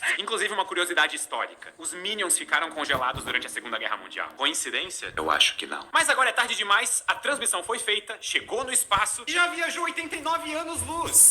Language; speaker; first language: Portuguese; native; Portuguese